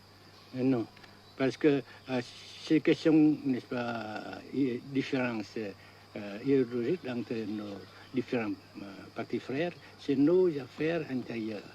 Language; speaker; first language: French; non-native, fluent; Vietnamese